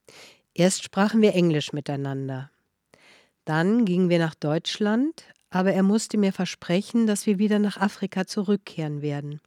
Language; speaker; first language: German; non-native, fluent; Dutch